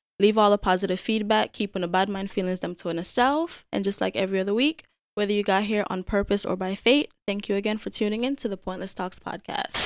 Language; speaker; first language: English; native; English